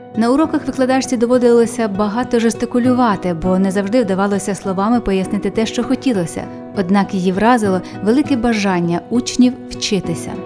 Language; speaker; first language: Ukrainian; native; Ukrainian